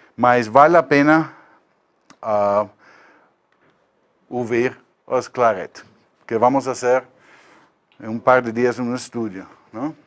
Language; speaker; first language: Portuguese; non-native, learner; Spanish